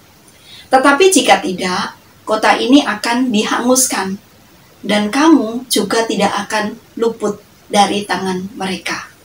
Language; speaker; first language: Indonesian; native; Indonesian